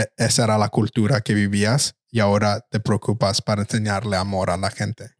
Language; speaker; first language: Spanish; early bilingual, heritage; Spanish